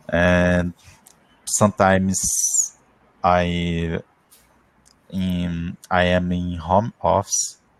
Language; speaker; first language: English; non-native, learner; Portuguese